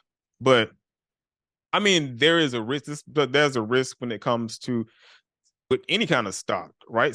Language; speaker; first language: English; native; English